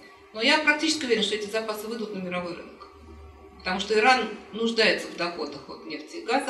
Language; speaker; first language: Russian; native; Russian